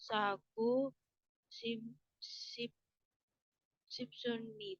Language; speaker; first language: Korean; non-native, learner; Indonesian